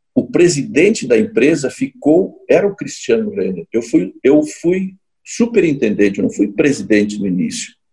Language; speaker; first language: Portuguese; native; Portuguese